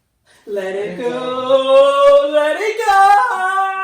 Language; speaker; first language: English; native; English